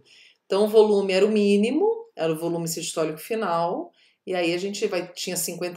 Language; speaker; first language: Portuguese; native; Portuguese